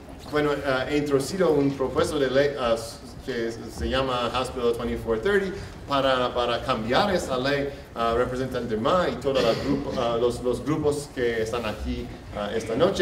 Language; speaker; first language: Spanish; non-native, learner; English